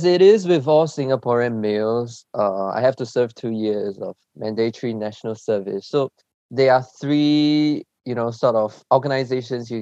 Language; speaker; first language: English; early bilingual, other home language; Chinese